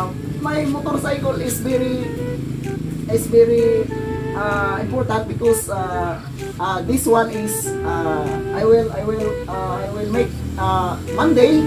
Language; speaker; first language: English; non-native, learner; Filipino